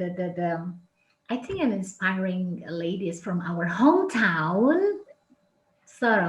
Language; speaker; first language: English; non-native, fluent; Indonesian